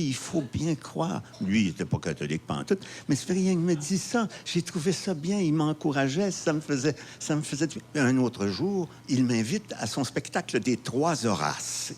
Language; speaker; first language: French; native; French